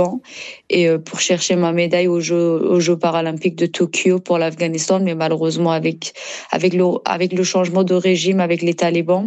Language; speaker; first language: French; non-native, learner; Persian